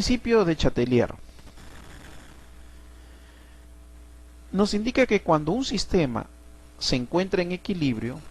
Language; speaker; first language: Spanish; native; Spanish